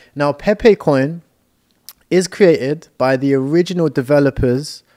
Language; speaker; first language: English; native; English